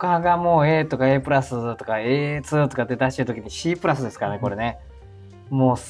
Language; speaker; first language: Japanese; native; Japanese